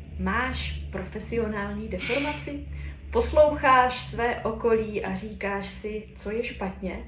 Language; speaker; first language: Czech; native; Czech